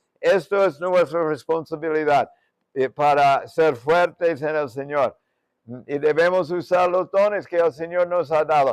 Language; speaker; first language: Spanish; non-native, fluent; English